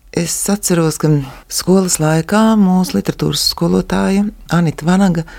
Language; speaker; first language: Latvian; native; Latvian